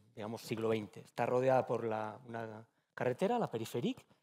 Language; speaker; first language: Spanish; native; Spanish